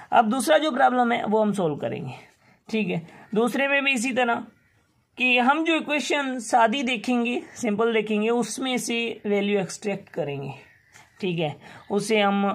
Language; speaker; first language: Urdu; non-native, local second language; Sindhi